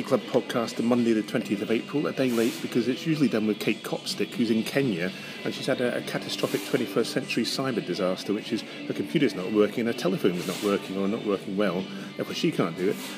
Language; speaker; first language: English; native; English